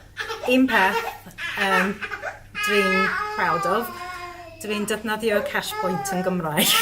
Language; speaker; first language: Welsh; non-native, learner; English